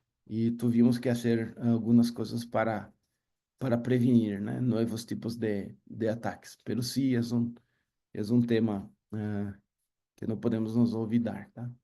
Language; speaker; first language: Spanish; non-native, learner; Portuguese